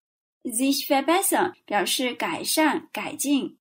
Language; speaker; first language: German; non-native, fluent; Chinese